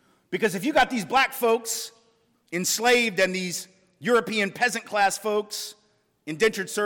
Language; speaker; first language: English; native; English